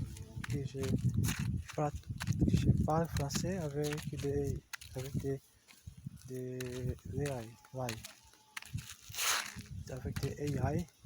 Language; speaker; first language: French; non-native, learner; Portuguese